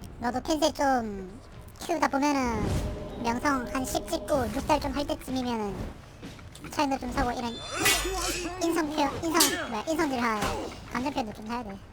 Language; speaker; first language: Korean; native; Korean